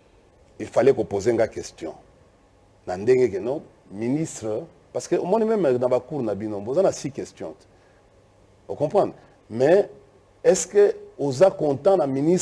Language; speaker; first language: French; non-native, local second language; Lingala